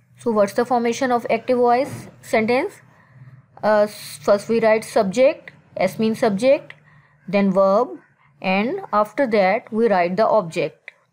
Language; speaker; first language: English; non-native, local second language; Urdu